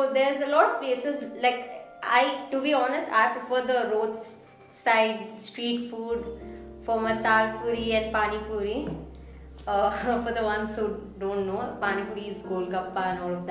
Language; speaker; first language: English; non-native, local second language; Hindi